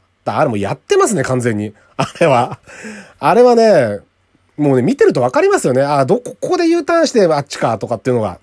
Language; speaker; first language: Japanese; native; Japanese